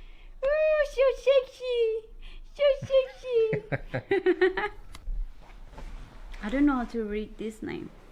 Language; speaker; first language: English; non-native, learner; Thai